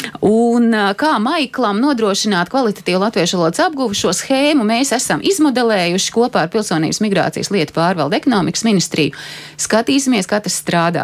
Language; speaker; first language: Latvian; native; Latvian